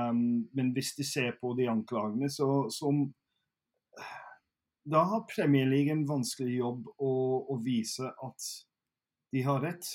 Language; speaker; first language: Norwegian; non-native, fluent; English